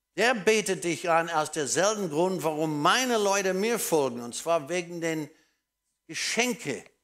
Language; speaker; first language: German; non-native, fluent; English